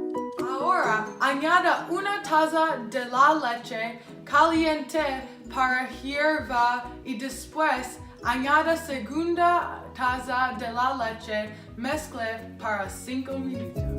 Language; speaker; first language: Spanish; non-native, learner; English